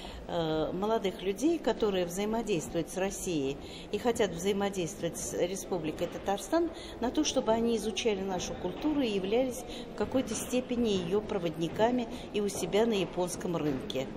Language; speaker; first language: Russian; native; Russian